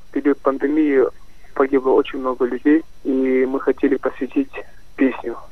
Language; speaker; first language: Russian; non-native, local second language; Kazakh